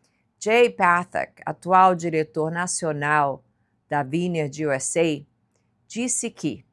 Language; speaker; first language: Portuguese; native; Portuguese